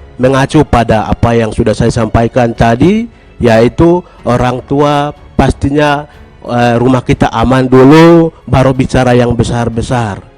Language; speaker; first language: Indonesian; non-native, local second language; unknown